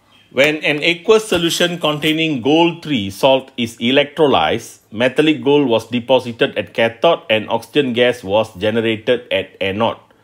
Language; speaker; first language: English; non-native, local second language; Malay